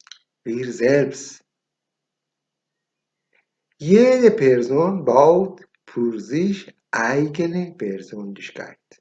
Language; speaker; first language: German; non-native, learner; Persian